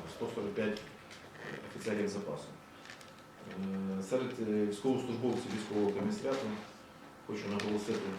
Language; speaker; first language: Ukrainian; native; Ukrainian